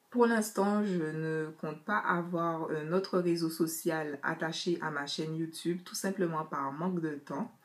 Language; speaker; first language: French; native; French